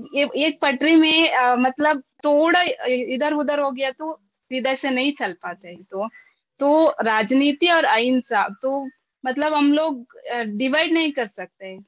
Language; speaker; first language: Hindi; non-native, local second language; Kannada